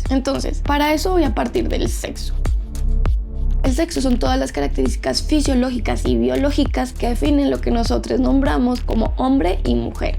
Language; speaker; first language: Spanish; native; Spanish